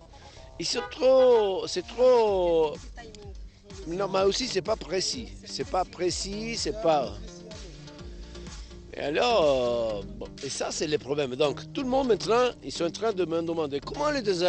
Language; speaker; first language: French; non-native, learner; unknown